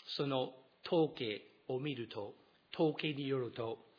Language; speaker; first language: Japanese; non-native, fluent; English